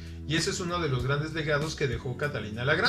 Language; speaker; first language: Spanish; native; Spanish